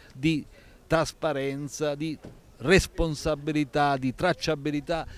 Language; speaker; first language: Italian; native; Italian